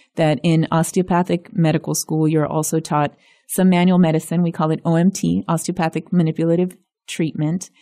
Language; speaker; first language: English; early bilingual, other home language; Spanish